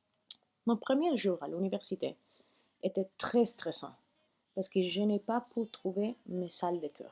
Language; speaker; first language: French; non-native, fluent; Spanish